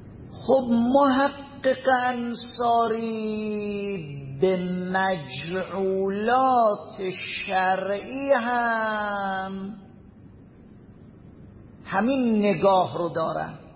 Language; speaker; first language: Persian; native; Persian